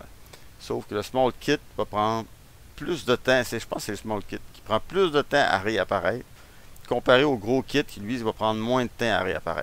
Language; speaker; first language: French; native; French